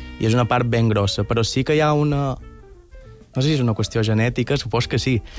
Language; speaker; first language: Catalan; early bilingual, other home language; Bulgarian